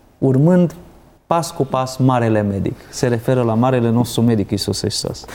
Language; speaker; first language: Romanian; non-native, local second language; Hungarian